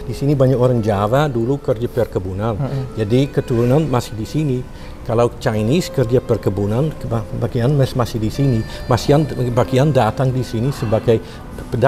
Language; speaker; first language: Indonesian; non-native, fluent; Dutch